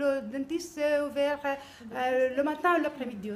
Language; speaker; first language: French; non-native, learner; Greek